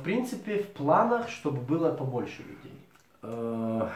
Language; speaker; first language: Russian; native; Russian